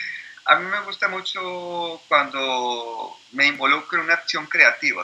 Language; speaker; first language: Spanish; native; Spanish